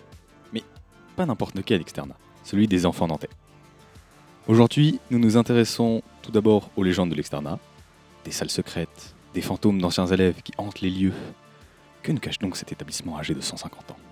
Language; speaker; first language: French; native; French